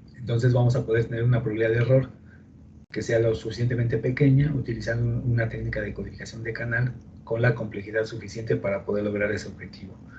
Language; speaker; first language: Spanish; native; Spanish